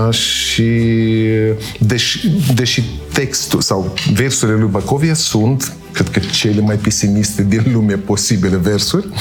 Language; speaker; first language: Romanian; native; Romanian